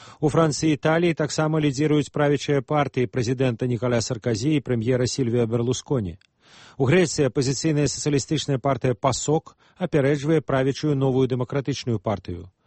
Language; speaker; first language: Belarusian; native; Belarusian